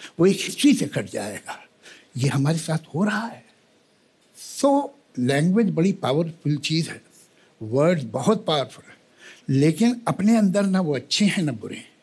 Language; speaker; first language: Hindi; native; Hindi